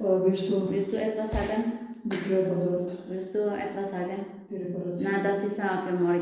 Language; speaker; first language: German; non-native, learner; Indonesian